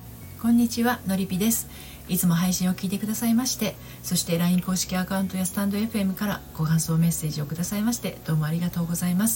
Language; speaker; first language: Japanese; native; Japanese